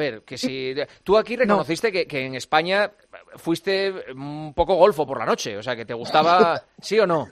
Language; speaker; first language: Spanish; native; Spanish